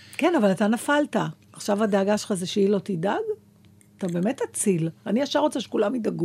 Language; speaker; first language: Hebrew; native; Hebrew